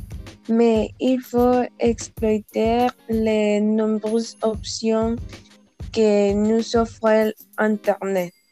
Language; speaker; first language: French; non-native, learner; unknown